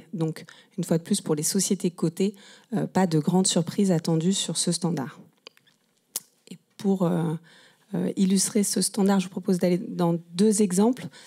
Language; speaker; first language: French; native; French